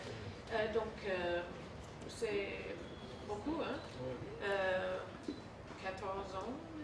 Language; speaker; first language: French; non-native, fluent; English